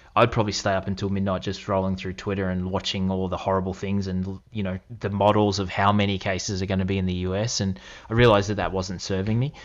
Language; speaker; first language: English; native; English